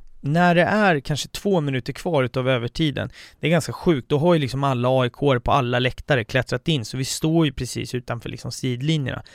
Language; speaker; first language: Swedish; native; Swedish